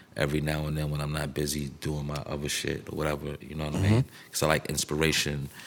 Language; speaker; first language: English; native; English